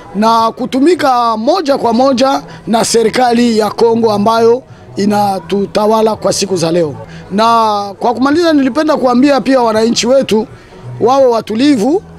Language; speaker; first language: Swahili; native; Swahili